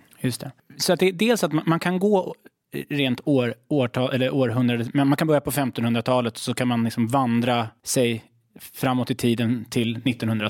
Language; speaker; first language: Swedish; native; Swedish